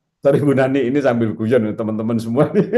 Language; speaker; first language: Indonesian; native; Indonesian